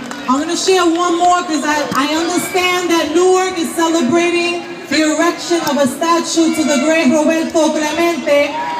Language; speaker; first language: English; early bilingual, other home language; Spanish